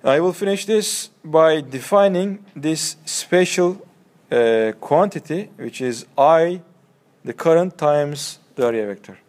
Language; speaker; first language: English; non-native, fluent; Turkish